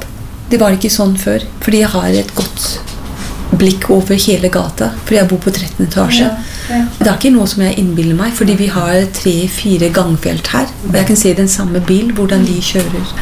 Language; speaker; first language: Norwegian; non-native, fluent; English